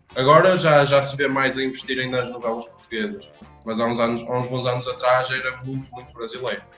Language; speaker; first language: Portuguese; native; Portuguese